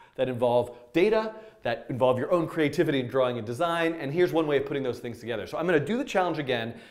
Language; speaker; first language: English; native; English